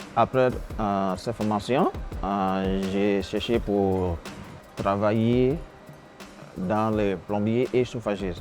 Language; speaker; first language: French; non-native, learner; Arabic